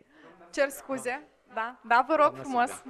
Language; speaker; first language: Romanian; native; Romanian